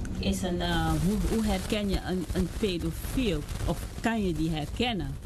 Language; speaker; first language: Dutch; native; Dutch